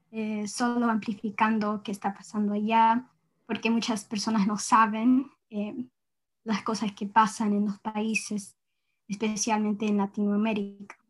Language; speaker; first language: Spanish; early bilingual, heritage; Spanish